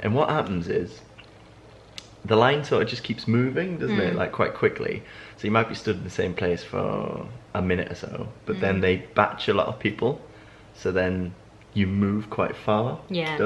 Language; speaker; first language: English; native; English